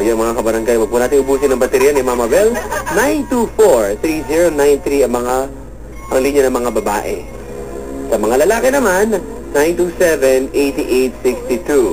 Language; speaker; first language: Filipino; native; Filipino